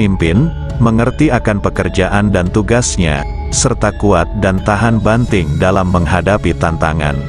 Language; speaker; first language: Indonesian; non-native, local second language; Javanese